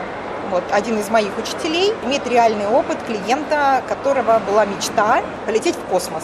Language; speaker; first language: Russian; native; Russian